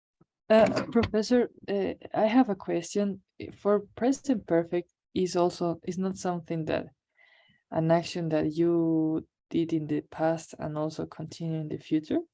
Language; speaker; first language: English; non-native, learner; Spanish